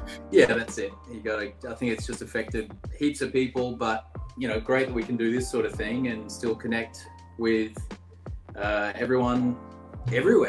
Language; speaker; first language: English; early bilingual, other home language; Portuguese